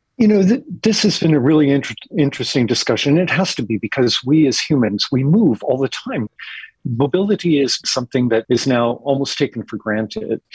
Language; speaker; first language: English; native; English